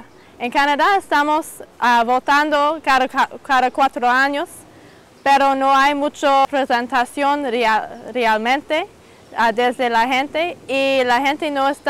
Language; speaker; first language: Spanish; non-native, learner; English